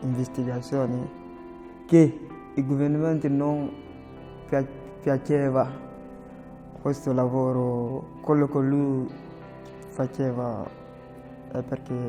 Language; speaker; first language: Italian; non-native, learner; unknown